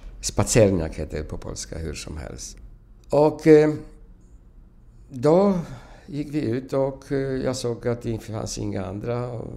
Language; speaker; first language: Swedish; non-native, fluent; Polish